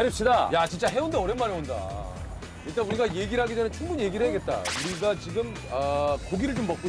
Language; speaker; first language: Korean; native; Korean